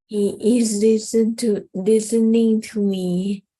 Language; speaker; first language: English; non-native, learner; Thai